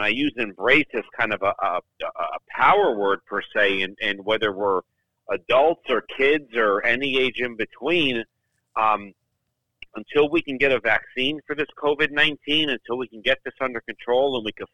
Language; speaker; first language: English; native; English